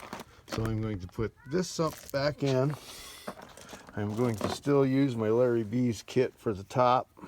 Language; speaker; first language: English; native; English